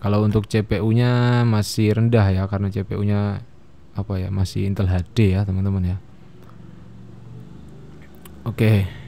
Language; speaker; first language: Indonesian; native; Indonesian